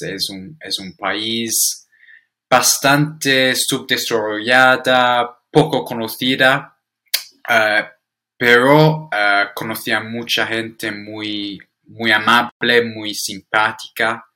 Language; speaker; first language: Spanish; non-native, learner; English